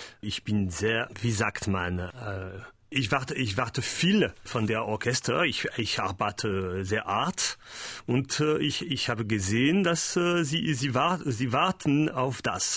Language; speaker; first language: German; non-native, learner; French